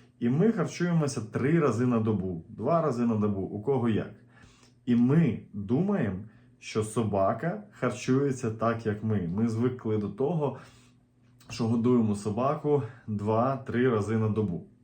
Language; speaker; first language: Ukrainian; native; Ukrainian